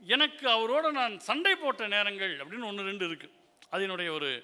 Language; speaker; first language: Tamil; native; Tamil